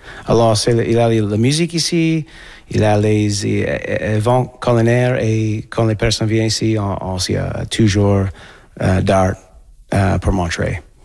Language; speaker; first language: French; non-native, fluent; English